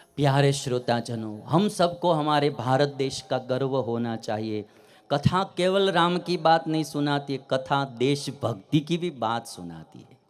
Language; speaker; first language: Hindi; non-native, local second language; Gujarati